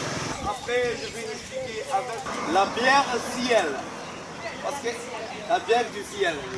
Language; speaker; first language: French; non-native, learner; Burmese